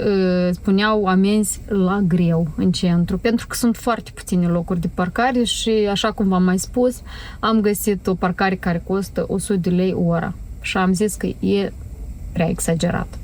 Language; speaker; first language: Romanian; native; Romanian